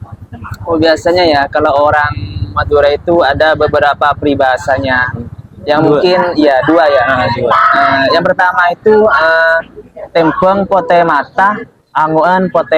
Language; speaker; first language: Indonesian; non-native, local second language; Madurese